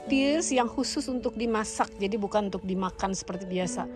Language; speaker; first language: Indonesian; native; Indonesian